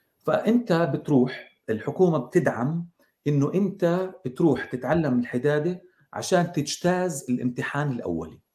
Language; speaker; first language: Arabic; native; Arabic